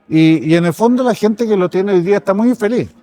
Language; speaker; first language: Spanish; native; Spanish